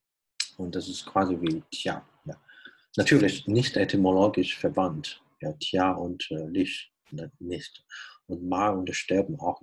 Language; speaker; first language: German; non-native, fluent; Chinese